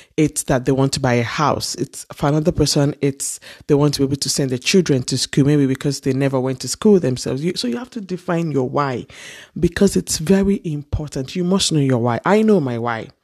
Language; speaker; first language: English; non-native, local second language; Yoruba